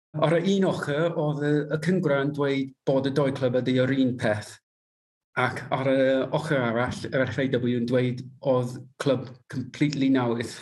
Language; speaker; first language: Welsh; non-native, local second language; English